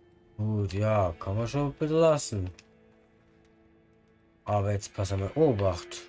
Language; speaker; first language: German; native; German